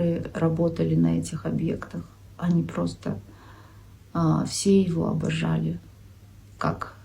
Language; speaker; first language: Russian; non-native, local second language; Kyrgyz